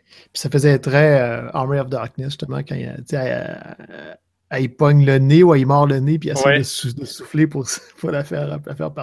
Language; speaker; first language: French; native; French